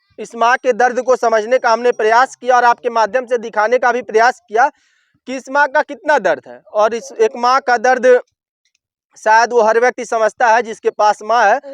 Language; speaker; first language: Hindi; native; Hindi